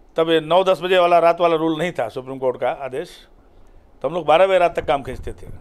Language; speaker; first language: Hindi; native; Hindi